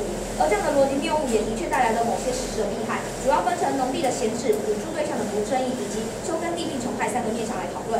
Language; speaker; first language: Chinese; native; Chinese